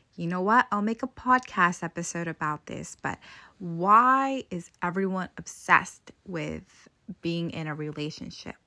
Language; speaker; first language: English; native; English